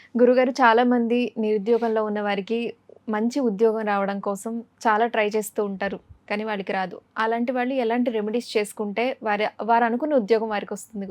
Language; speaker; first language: Telugu; native; Telugu